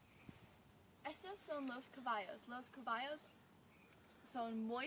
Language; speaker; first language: Spanish; non-native, learner; English